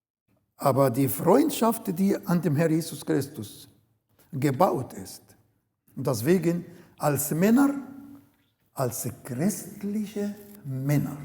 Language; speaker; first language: German; non-native, learner; Arabic